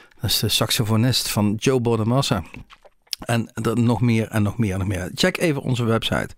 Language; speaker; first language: Dutch; native; Dutch